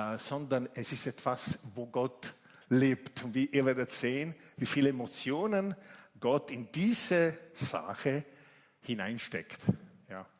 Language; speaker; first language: German; non-native, fluent; Italian